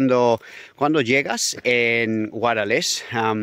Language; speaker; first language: Spanish; non-native, learner; English